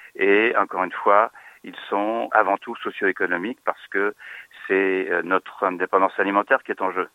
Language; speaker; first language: French; native; French